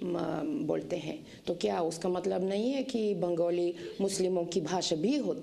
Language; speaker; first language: Hindi; non-native, fluent; Bulgarian